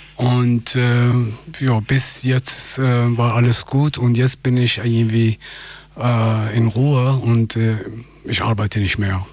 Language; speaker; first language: German; non-native, fluent; Persian